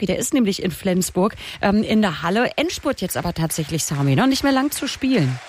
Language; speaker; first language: German; native; German